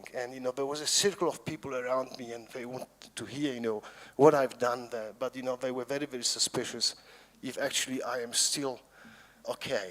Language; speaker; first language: English; non-native, fluent; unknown